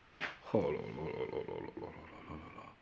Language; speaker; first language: French; native; French